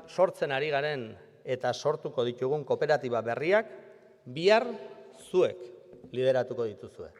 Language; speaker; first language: Basque; native; Basque